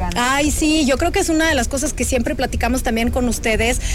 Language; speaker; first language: Spanish; non-native, fluent; Russian